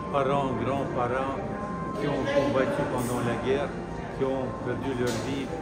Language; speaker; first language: French; non-native, fluent; Russian